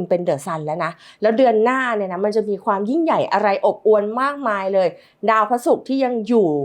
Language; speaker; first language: Thai; native; Thai